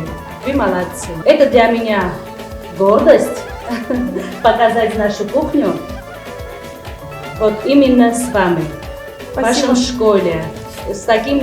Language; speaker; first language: Russian; non-native, fluent; Armenian